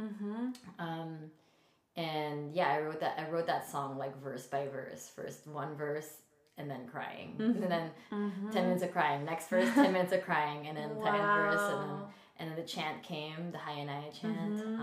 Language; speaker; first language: English; non-native, local second language; Filipino